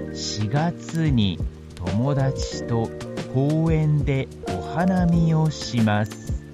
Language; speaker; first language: Japanese; non-native, learner; English